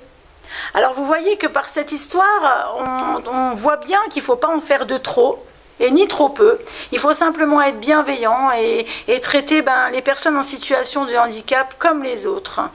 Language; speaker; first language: French; native; French